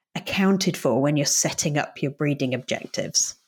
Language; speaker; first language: English; native; English